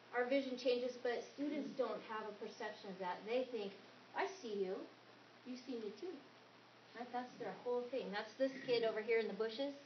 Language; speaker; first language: English; native; English